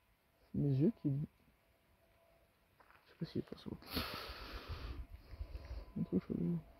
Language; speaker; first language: French; native; French